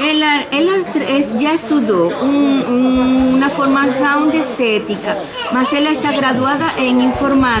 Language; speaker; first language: Portuguese; non-native, learner; Spanish